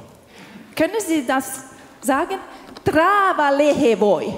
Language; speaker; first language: German; non-native, learner; Finnish